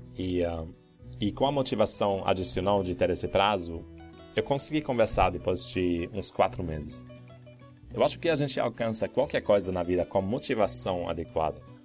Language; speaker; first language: Portuguese; non-native, fluent; German